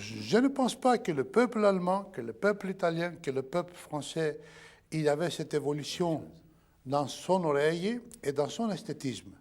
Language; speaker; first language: French; non-native, fluent; Greek